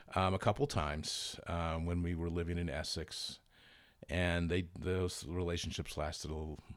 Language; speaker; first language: English; native; English